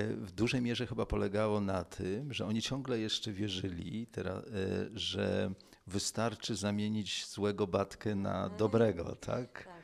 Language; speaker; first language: Polish; native; Polish